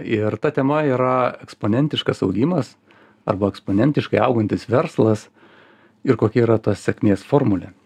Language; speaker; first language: Lithuanian; native; Lithuanian